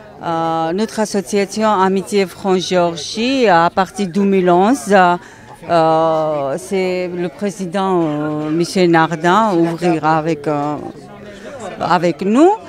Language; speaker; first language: French; non-native, learner; Georgian